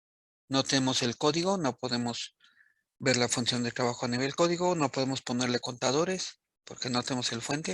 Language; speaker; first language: Spanish; native; Spanish